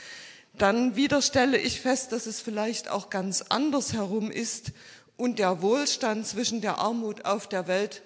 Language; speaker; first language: German; native; German